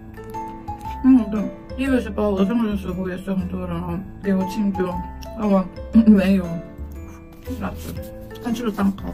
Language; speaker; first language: Chinese; non-native, fluent; Korean